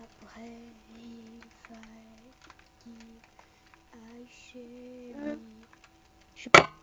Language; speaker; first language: French; native; French